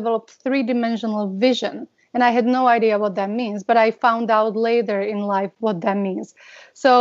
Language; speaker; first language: English; non-native, fluent; Slovak